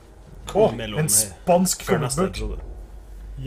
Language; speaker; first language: Norwegian; native; Norwegian